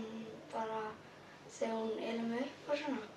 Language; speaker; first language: Icelandic; non-native, local second language; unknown